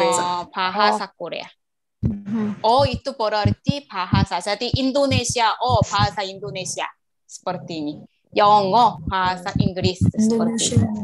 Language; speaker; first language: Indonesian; non-native, learner; Korean